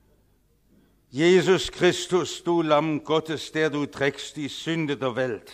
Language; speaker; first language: German; native; German